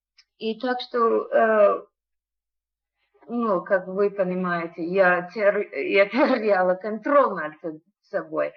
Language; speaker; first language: Russian; non-native, learner; English